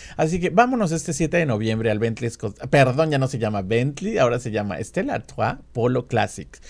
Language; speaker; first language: Spanish; native; Spanish